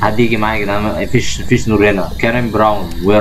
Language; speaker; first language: Arabic; native; Arabic